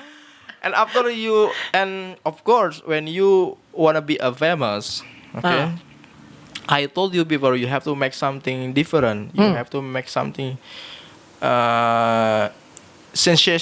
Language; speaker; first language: English; non-native, learner; Indonesian